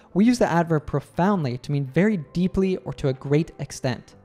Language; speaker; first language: English; native; English